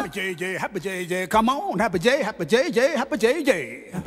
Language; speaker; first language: French; native; French